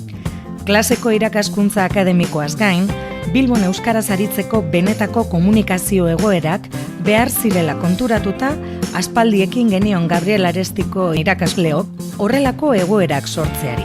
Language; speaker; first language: Basque; native; Basque